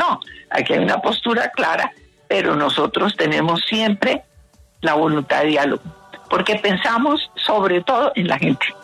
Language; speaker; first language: Spanish; native; Spanish